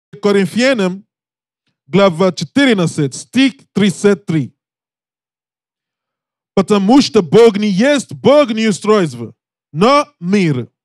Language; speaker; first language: Russian; non-native, learner; English